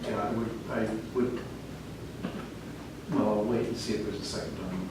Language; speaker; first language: English; native; English